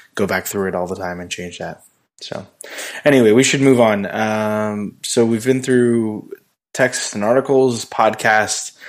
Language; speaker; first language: English; native; English